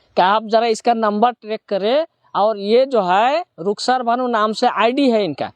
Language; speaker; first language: Hindi; non-native, local second language; Assamese